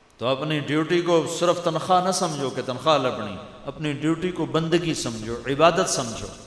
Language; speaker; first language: Urdu; non-native, local second language; Punjabi